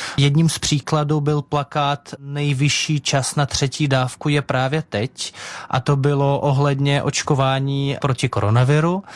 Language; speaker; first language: Czech; non-native, fluent; Russian